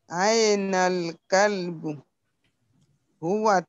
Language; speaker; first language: Arabic; non-native, learner; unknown